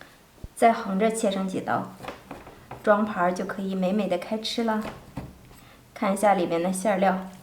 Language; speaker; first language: Chinese; native; Chinese